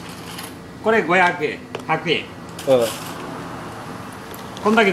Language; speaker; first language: Japanese; native; Japanese